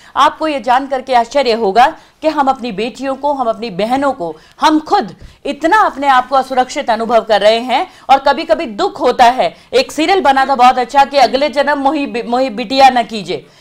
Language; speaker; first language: Hindi; native; Hindi